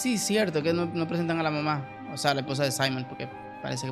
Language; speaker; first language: Spanish; native; Spanish